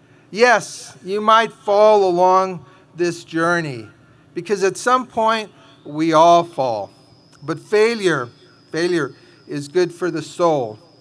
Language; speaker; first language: English; early bilingual, other home language; Spanish